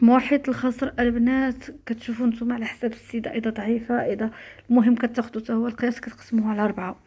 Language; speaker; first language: Arabic; native; Arabic